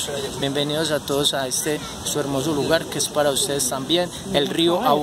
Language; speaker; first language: Spanish; native; Spanish